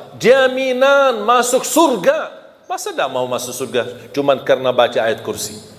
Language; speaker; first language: Indonesian; non-native, fluent; Arabic